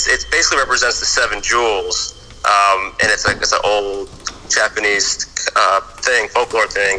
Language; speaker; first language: English; native; English